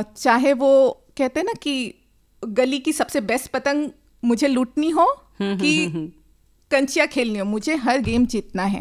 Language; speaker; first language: Hindi; non-native, local second language; Marathi